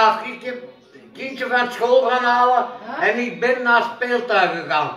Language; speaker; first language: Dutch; non-native, learner; Arabic